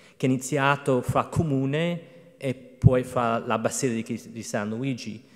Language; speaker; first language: Italian; non-native, fluent; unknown